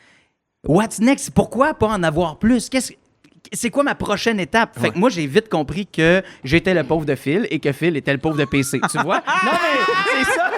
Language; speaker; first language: French; native; French